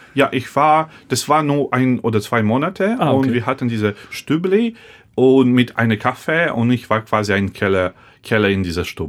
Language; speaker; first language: German; non-native, fluent; Russian